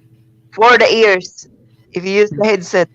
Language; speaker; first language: English; non-native, local second language; Filipino